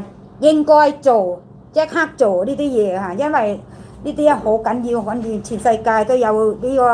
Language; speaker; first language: Cantonese; non-native, learner; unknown